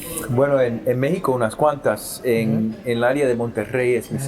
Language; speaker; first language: Spanish; early bilingual, heritage; English